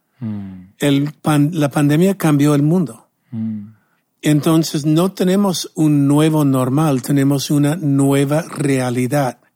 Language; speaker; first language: Spanish; non-native, fluent; English